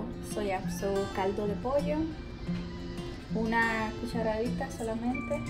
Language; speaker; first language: Spanish; early bilingual, heritage; Spanish